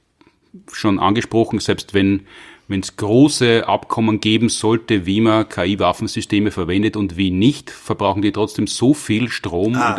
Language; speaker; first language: German; native; German